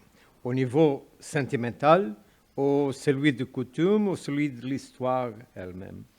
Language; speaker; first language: French; non-native, fluent; Portuguese